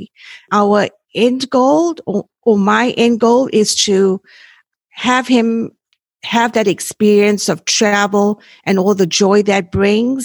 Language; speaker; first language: English; native; English